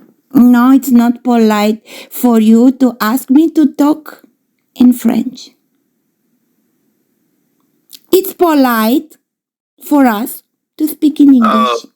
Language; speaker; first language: English; non-native, fluent; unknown